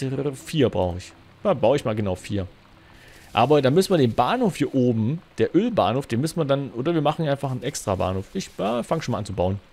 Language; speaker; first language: German; native; German